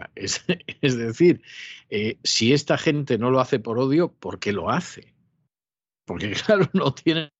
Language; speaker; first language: Spanish; native; Spanish